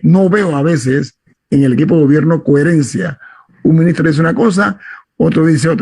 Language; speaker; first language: Spanish; native; Spanish